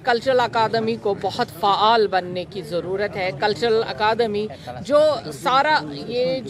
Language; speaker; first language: Urdu; non-native, local second language; Kashmiri